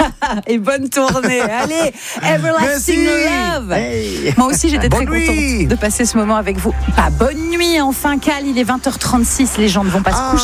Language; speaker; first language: French; native; French